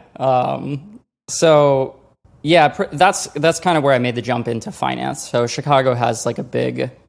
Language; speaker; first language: English; native; English